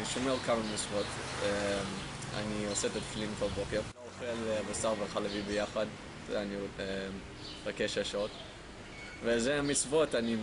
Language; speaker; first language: Hebrew; non-native, learner; English